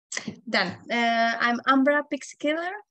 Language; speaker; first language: English; non-native, learner; Italian